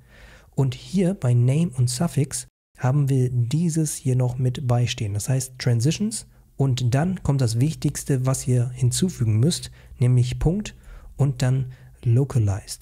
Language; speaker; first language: German; native; German